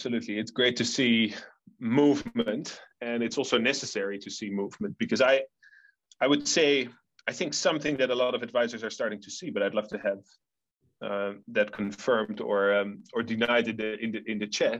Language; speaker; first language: English; non-native, fluent; Dutch